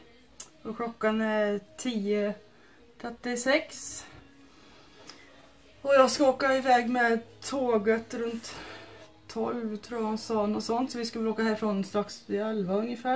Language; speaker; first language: Swedish; native; Swedish